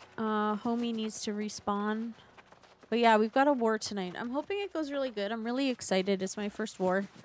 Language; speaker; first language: English; native; English